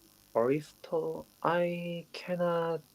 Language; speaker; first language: English; non-native, learner; Korean